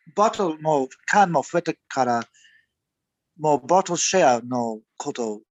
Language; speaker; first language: Japanese; non-native, learner; English